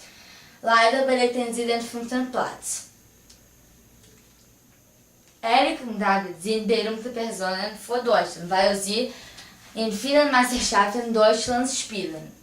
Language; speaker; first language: German; non-native, learner; Portuguese